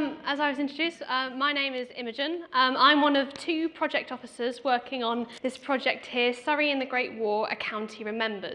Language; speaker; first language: English; native; English